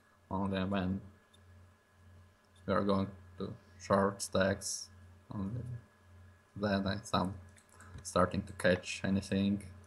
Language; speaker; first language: English; non-native, learner; Russian